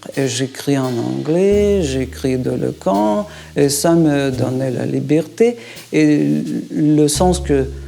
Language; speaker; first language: French; non-native, learner; Russian